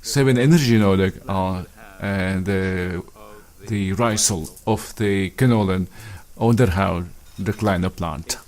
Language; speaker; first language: Dutch; non-native, fluent; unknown